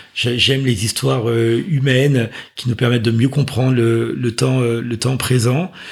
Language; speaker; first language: French; native; French